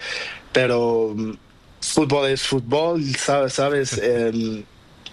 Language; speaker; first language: Spanish; non-native, learner; Portuguese